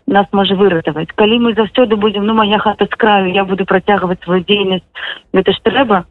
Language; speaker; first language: Belarusian; non-native, local second language; Russian